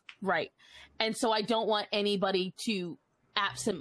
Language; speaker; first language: English; native; English